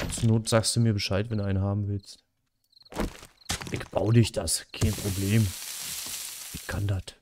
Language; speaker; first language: German; native; German